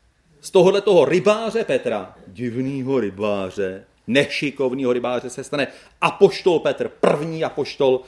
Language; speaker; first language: Czech; native; Czech